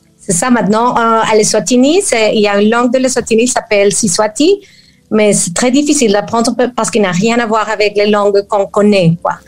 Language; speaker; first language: French; non-native, fluent; Spanish